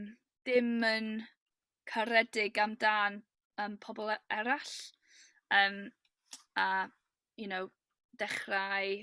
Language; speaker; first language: Welsh; non-native, learner; English